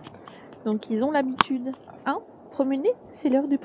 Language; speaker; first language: French; native; French